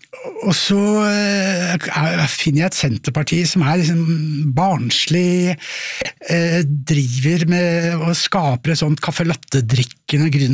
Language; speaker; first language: Norwegian; native; Norwegian